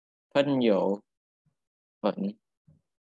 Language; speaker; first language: Chinese; non-native, learner; Thai